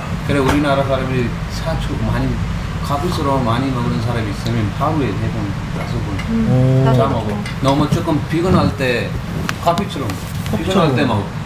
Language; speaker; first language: Korean; non-native, fluent; Urdu